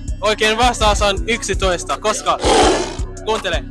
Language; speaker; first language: Finnish; non-native, learner; English